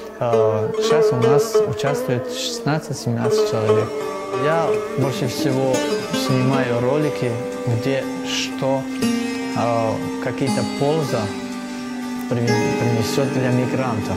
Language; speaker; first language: Russian; non-native, local second language; Tajik